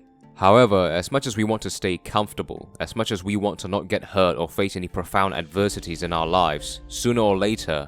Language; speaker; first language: English; non-native, fluent; Korean